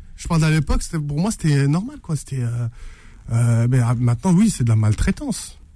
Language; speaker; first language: French; native; French